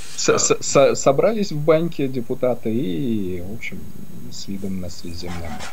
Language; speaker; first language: Russian; native; Russian